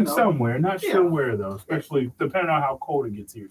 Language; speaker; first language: English; native; English